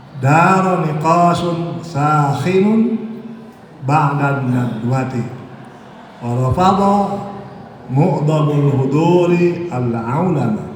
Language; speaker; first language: Arabic; non-native, fluent; Indonesian